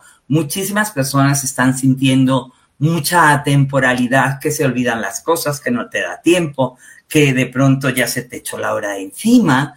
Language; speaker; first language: Spanish; native; Spanish